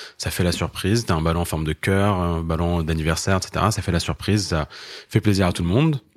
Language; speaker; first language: French; non-native, local second language; Arabic